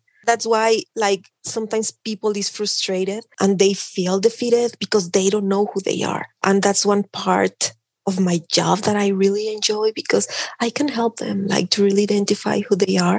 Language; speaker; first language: English; non-native, fluent; Spanish